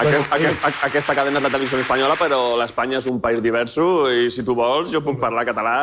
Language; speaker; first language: Catalan; non-native, local second language; Spanish